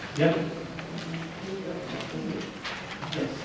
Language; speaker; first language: English; native; English